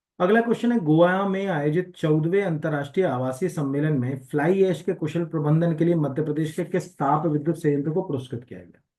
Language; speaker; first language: Hindi; native; Hindi